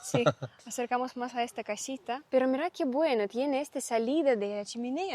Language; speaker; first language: Spanish; non-native, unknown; Russian